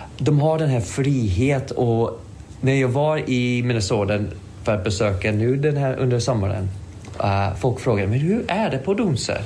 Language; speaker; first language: Swedish; non-native, fluent; English